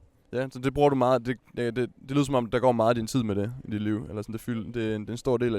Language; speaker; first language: Danish; native; Danish